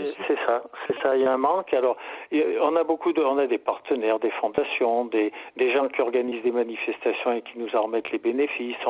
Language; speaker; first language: French; native; French